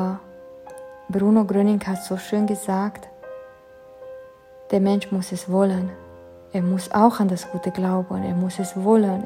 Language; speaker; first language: German; non-native, fluent; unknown